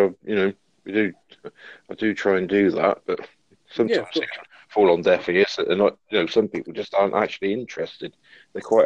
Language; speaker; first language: English; native; English